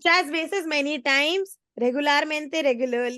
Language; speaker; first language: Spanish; non-native, fluent; Hindi